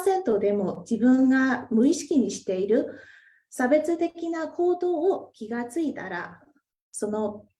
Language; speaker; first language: Japanese; non-native, fluent; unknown